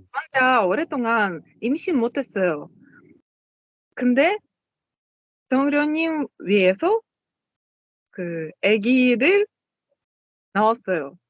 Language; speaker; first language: Korean; non-native, learner; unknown